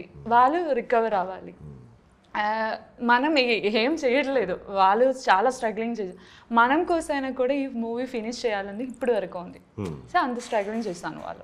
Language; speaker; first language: Telugu; non-native, learner; Malayalam